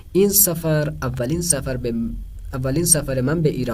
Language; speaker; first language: Persian; non-native, fluent; Urdu